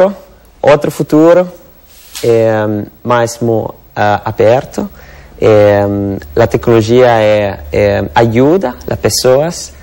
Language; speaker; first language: Portuguese; non-native, learner; Italian